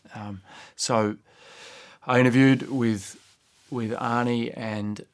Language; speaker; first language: English; native; English